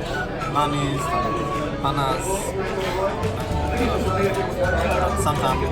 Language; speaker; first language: Indonesian; non-native, learner; German